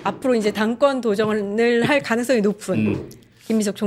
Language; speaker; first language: Korean; native; Korean